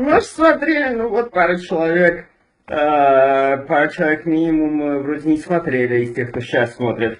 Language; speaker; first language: Russian; native; Russian